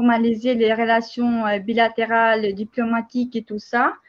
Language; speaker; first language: French; non-native, fluent; Albanian